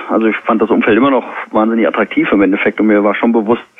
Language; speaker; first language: German; native; German